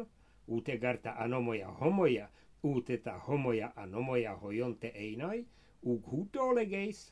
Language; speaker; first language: Greek; non-native, fluent; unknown